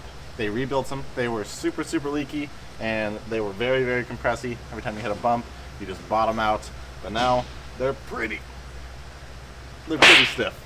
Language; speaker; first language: English; native; English